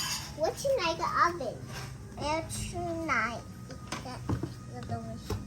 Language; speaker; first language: Chinese; early bilingual, heritage; Chinese